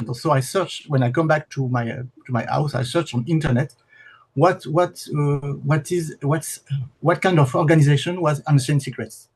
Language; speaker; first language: English; non-native, learner; French